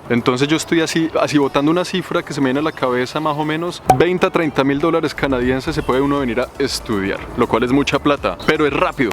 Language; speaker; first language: Spanish; native; Spanish